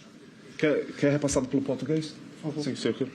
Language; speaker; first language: Portuguese; non-native, fluent; English